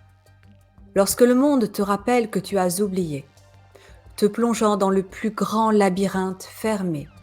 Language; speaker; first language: French; native; French